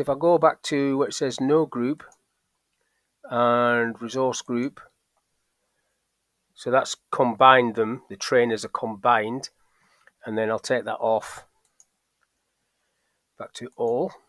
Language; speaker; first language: English; native; English